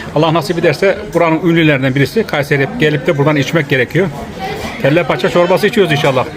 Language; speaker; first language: Turkish; native; Turkish